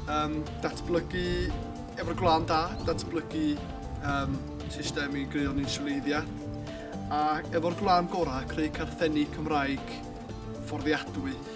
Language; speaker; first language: Welsh; native; Welsh